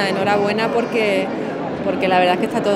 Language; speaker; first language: Spanish; native; Spanish